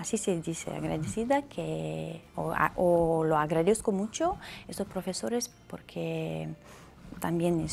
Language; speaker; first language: Spanish; non-native, learner; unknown